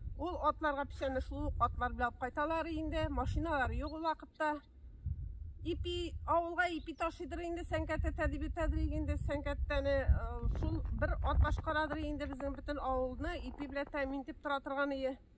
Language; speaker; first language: Tatar; native; Tatar